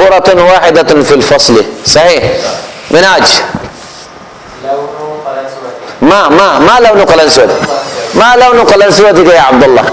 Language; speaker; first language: Arabic; non-native, fluent; Urdu